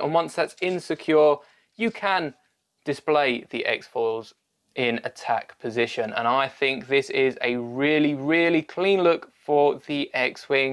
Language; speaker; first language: English; native; English